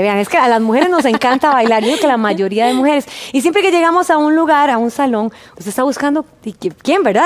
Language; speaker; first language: Spanish; native; Spanish